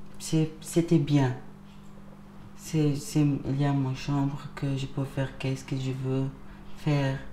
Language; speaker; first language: French; non-native, learner; Arabic